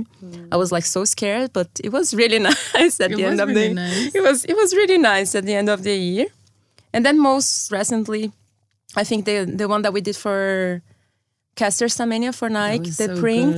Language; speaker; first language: English; non-native, fluent; Portuguese